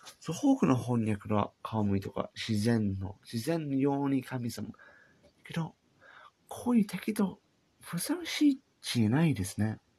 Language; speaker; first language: Japanese; non-native, learner; English